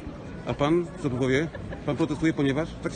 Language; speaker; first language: Polish; native; Polish